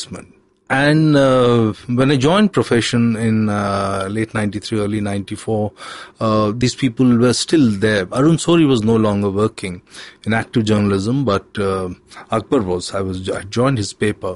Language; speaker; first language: English; non-native, local second language; Hindi